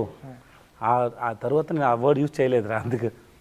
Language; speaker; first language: Telugu; non-native, learner; Tamil